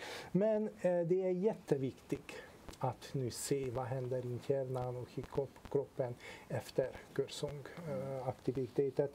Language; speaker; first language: Swedish; non-native, fluent; Hungarian